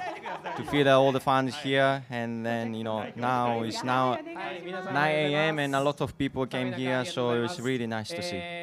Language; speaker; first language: English; non-native, fluent; Japanese